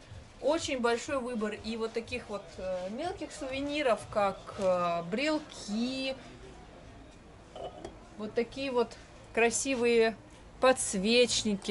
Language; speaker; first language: Russian; native; Russian